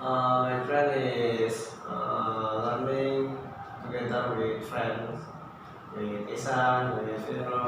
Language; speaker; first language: English; non-native, learner; Indonesian